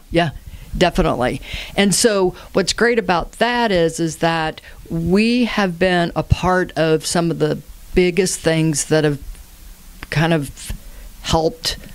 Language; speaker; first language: English; native; English